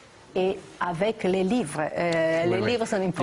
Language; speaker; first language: French; non-native, fluent; Italian